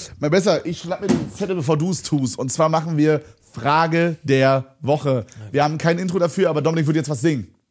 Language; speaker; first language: German; native; German